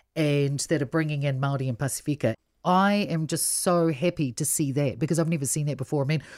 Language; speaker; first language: English; non-native, local second language; Samoan